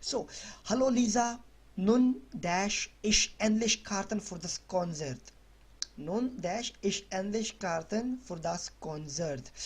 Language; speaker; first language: German; non-native, learner; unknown